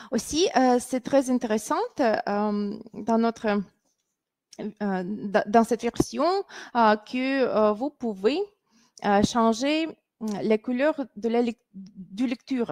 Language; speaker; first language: French; non-native, fluent; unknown